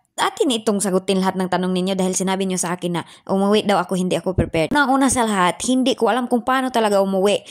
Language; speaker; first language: Filipino; non-native, local second language; Cebuano